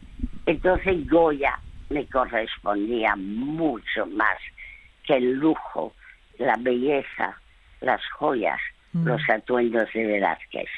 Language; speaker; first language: Spanish; early bilingual, other home language; French